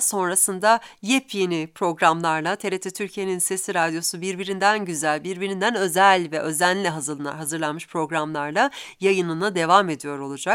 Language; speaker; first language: Turkish; native; Turkish